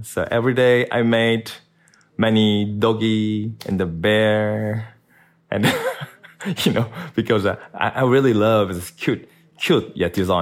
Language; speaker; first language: English; non-native, learner; Korean